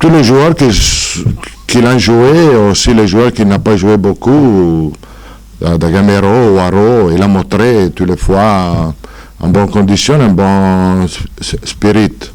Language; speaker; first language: French; non-native, fluent; Italian